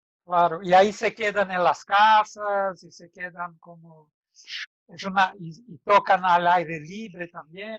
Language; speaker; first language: Spanish; non-native, fluent; Portuguese